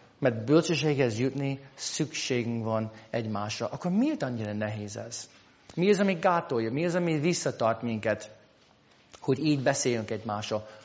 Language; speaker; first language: Hungarian; non-native, fluent; English